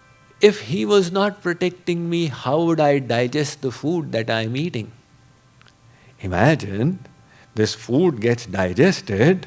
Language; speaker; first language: English; non-native, local second language; Hindi